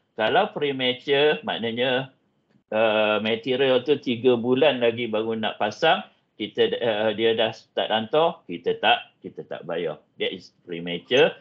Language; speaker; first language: Malay; native; Malay